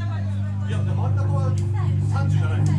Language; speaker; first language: Japanese; native; Japanese